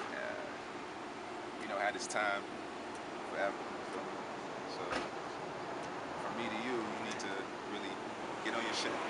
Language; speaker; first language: English; native; English